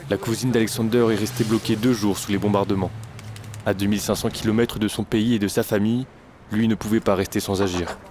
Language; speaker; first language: French; native; French